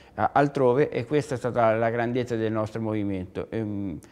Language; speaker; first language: Italian; native; Italian